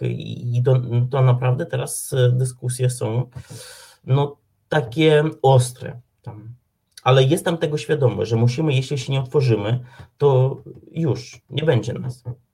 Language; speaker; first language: Polish; non-native, fluent; Ukrainian